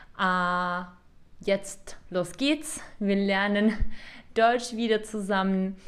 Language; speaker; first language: German; non-native, fluent; Czech